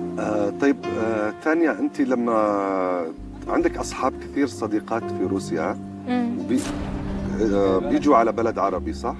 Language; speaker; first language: Arabic; native; Arabic